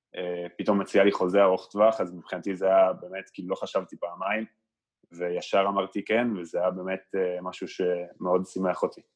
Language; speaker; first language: Hebrew; early bilingual, other home language; Spanish